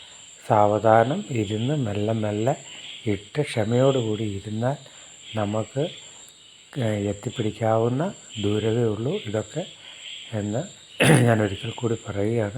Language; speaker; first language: Malayalam; native; Malayalam